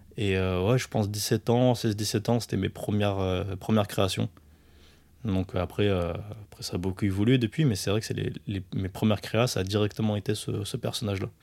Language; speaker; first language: French; early bilingual, other home language; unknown